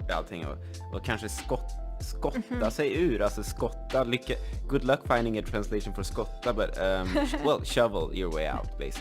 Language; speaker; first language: Swedish; native; Swedish